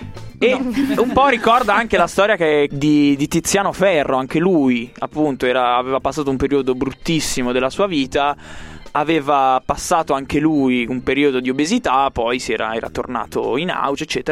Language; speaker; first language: Italian; native; Italian